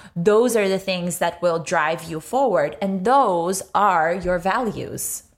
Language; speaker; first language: English; non-native, local second language; Urdu